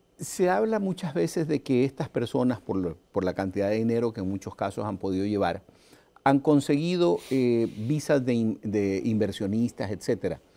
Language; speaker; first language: Spanish; native; Spanish